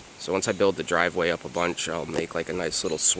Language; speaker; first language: English; native; English